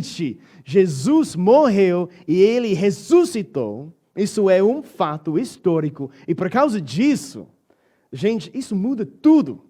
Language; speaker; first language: Portuguese; non-native, fluent; English